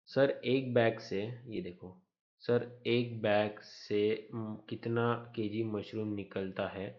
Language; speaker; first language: Hindi; non-native, local second language; Marathi